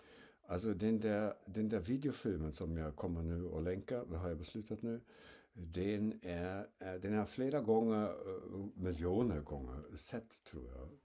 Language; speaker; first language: Swedish; non-native, fluent; German